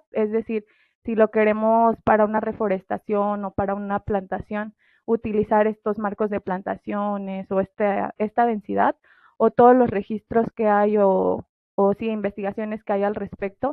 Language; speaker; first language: Spanish; native; Spanish